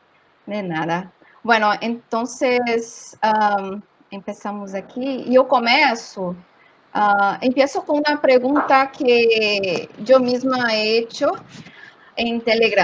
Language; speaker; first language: Spanish; non-native, learner; Portuguese